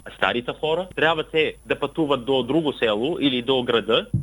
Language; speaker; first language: Bulgarian; non-native, fluent; Arabic